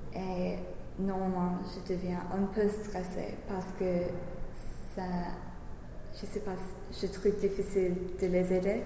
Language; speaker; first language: French; non-native, learner; English